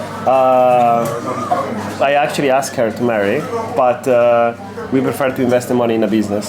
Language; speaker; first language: English; non-native, fluent; Italian